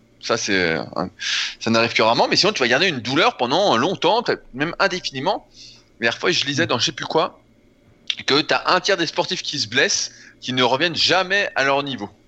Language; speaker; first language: French; native; French